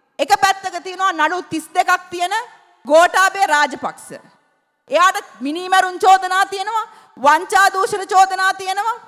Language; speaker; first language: Sinhala; native; Sinhala